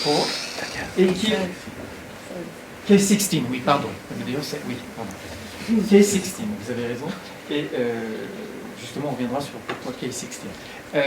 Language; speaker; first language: French; native; French